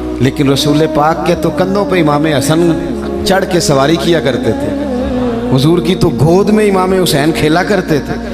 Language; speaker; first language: Urdu; non-native, local second language; Punjabi